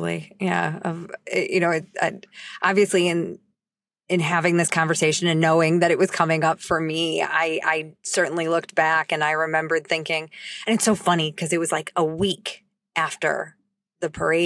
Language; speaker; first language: English; native; English